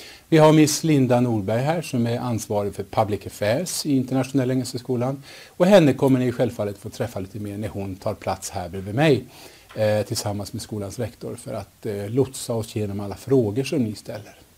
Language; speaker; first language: Swedish; native; Swedish